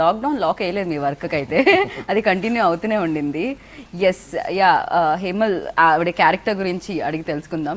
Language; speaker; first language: Telugu; native; Telugu